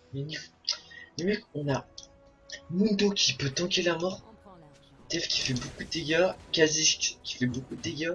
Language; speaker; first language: French; native; French